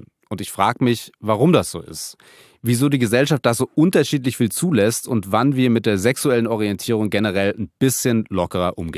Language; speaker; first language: German; native; German